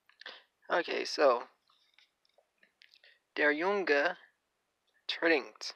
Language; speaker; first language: German; non-native, learner; English